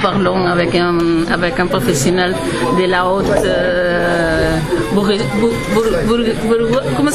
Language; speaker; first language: French; non-native, learner; Spanish